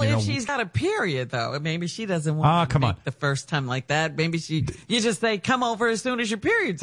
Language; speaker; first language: English; native; English